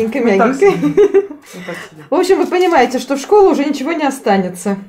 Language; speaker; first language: Russian; native; Russian